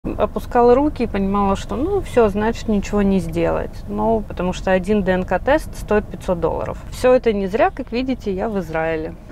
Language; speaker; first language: Russian; native; Russian